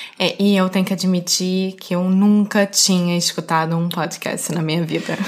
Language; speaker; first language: Portuguese; native; Portuguese